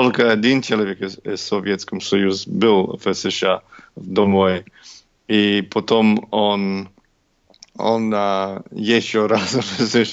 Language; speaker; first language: Russian; non-native, learner; English